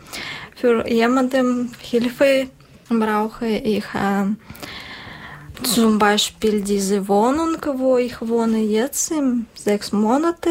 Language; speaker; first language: German; non-native, learner; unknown